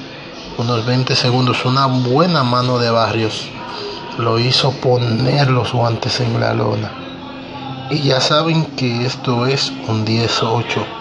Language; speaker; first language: Spanish; native; Spanish